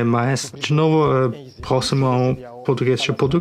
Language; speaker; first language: Portuguese; non-native, fluent; Spanish